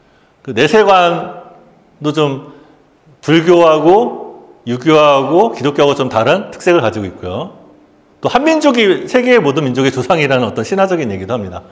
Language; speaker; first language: Korean; native; Korean